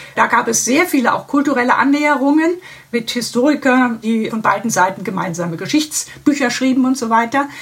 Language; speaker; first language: German; native; German